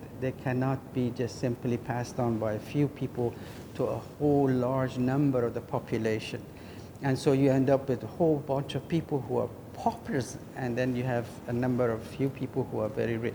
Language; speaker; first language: English; non-native, fluent; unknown